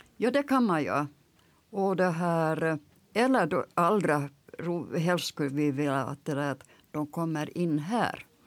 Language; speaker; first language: Swedish; native; Swedish